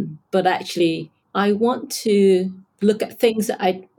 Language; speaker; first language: English; non-native, local second language; Cantonese